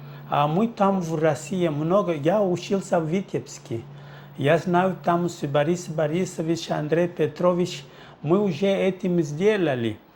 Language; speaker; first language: Russian; non-native, fluent; Portuguese